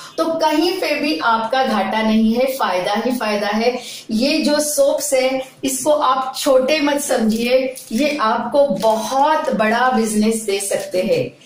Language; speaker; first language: Hindi; non-native, local second language; Marathi